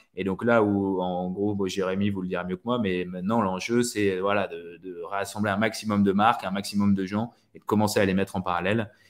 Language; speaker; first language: French; native; French